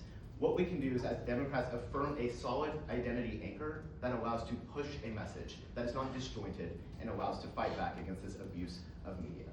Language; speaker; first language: English; native; English